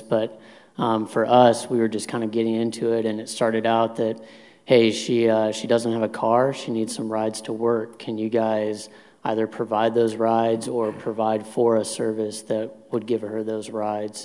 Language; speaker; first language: English; native; English